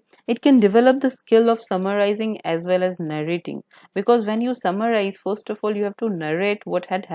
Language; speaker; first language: English; non-native, local second language; Hindi